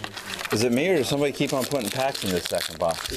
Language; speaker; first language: English; native; English